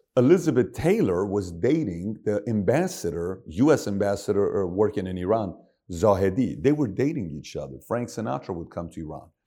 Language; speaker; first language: English; early bilingual, other home language; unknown